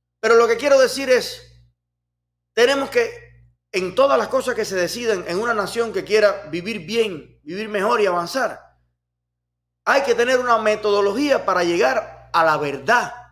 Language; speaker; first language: Spanish; native; Spanish